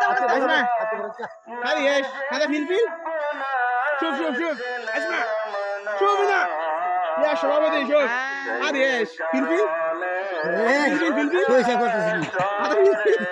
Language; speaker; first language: Arabic; non-native, learner; Bangla